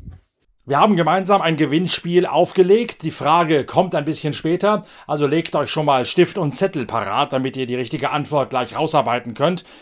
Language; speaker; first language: German; native; German